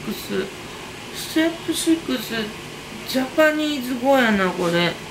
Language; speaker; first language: Japanese; native; Japanese